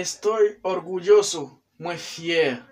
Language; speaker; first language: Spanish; non-native, learner; Haitian Creole